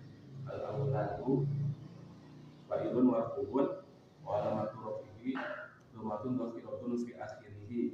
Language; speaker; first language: Arabic; non-native, learner; Indonesian